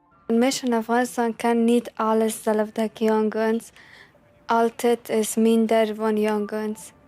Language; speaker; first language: Dutch; non-native, learner; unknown